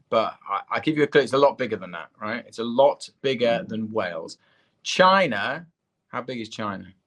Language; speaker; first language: English; native; English